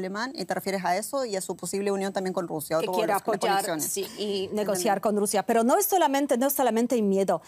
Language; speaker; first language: Spanish; non-native, fluent; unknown